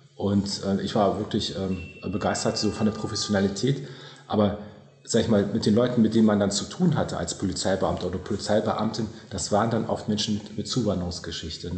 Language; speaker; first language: German; native; German